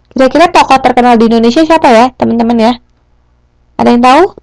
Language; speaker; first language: Indonesian; native; Indonesian